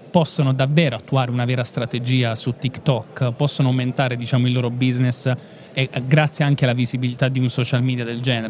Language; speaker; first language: Italian; native; Italian